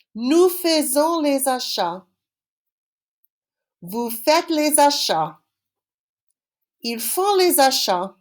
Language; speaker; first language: French; non-native, fluent; English